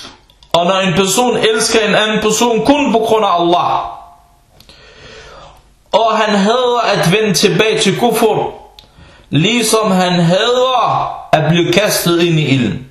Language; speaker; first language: Danish; early bilingual, other home language; Arabic